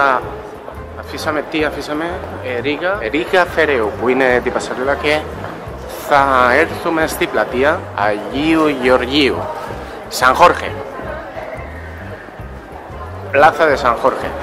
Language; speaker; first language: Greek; non-native, learner; Spanish